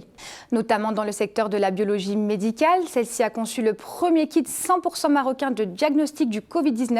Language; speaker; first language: French; native; French